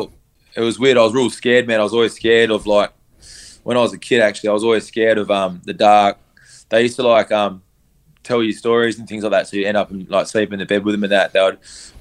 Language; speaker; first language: English; native; English